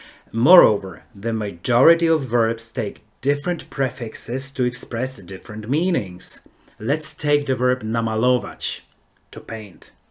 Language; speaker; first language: English; non-native, fluent; Polish